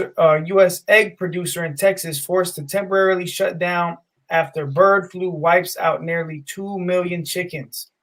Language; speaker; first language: English; native; English